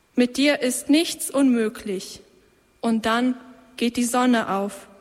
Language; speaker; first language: German; native; German